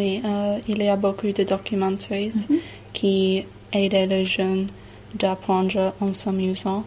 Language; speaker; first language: French; non-native, learner; English